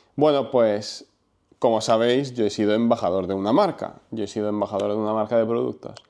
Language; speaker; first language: Spanish; non-native, fluent; Ukrainian